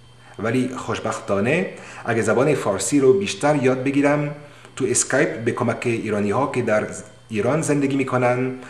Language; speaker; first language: Persian; non-native, learner; French